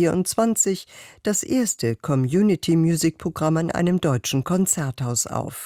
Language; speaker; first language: German; native; German